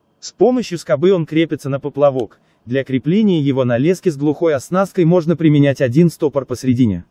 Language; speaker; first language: Russian; native; Russian